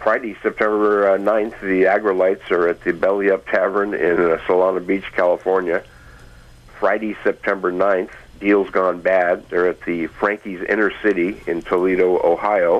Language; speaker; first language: English; native; English